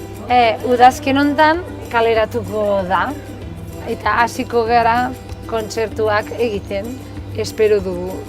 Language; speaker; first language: Basque; non-native, local second language; Catalan